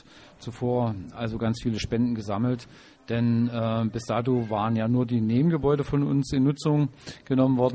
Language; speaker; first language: German; native; German